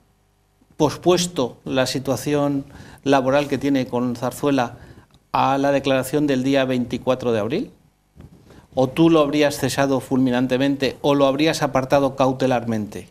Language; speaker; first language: Spanish; native; Spanish